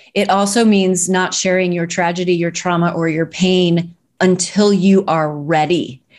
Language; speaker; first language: English; native; English